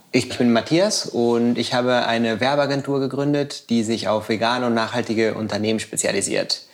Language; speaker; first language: German; non-native, fluent; Spanish